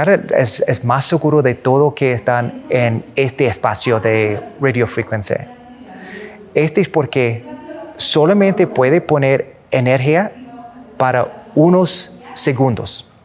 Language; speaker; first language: Spanish; non-native, learner; English